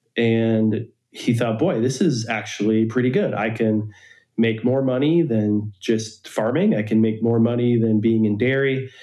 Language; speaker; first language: English; native; English